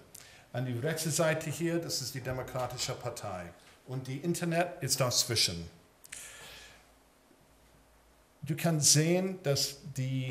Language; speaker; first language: German; early bilingual, heritage; English